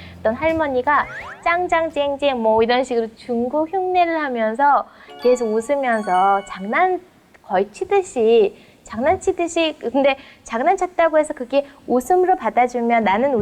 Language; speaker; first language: Korean; non-native, fluent; Mongolian